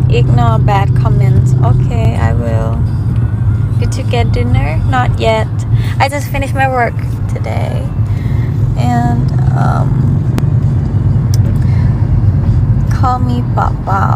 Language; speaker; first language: English; non-native, learner; Thai